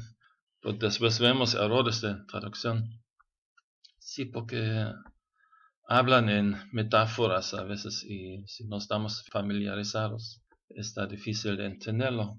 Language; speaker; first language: Spanish; non-native, fluent; German